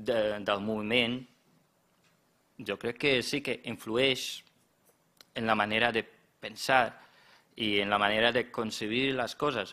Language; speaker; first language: Catalan; non-native, fluent; German